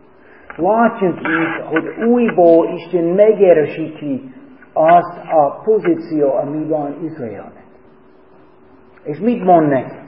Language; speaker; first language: Hungarian; non-native, fluent; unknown